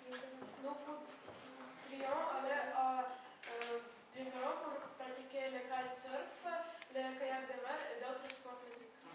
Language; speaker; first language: French; non-native, learner; Ukrainian